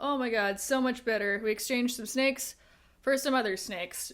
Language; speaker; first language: English; native; English